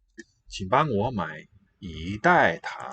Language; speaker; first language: Chinese; non-native, learner; English